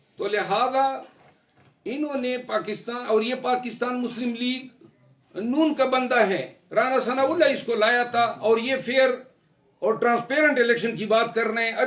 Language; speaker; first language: Urdu; non-native, local second language; Pashto